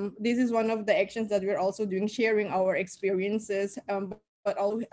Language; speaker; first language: English; non-native, fluent; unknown